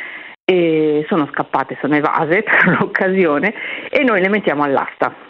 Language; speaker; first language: Italian; native; Italian